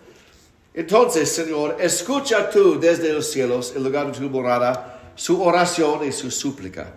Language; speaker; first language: Spanish; non-native, fluent; English